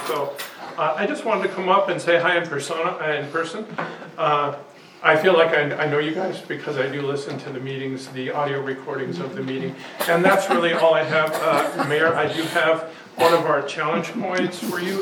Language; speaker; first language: English; native; English